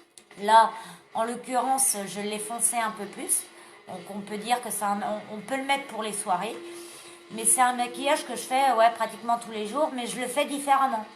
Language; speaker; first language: French; native; French